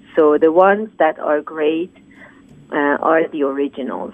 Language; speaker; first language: English; non-native, fluent; Persian